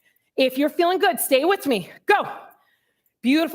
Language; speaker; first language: English; native; English